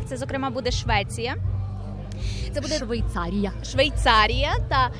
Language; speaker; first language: Ukrainian; native; Ukrainian